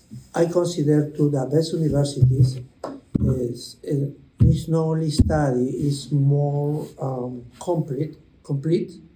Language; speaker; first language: English; non-native, learner; Spanish